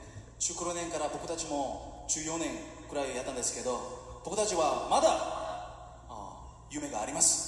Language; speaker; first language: Japanese; non-native, learner; Korean